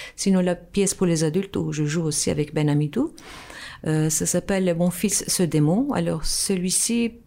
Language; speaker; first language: French; non-native, fluent; Turkish